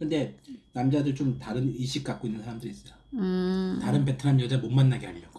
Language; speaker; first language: Korean; native; Korean